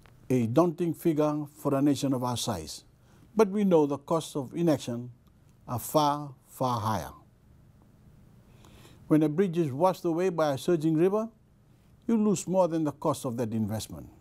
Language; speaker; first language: English; non-native, local second language; Fijian